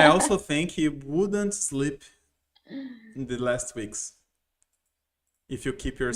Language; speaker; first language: English; non-native, fluent; Portuguese